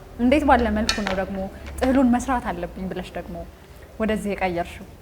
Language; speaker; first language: Amharic; native; Amharic